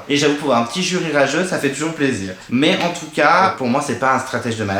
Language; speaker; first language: French; native; French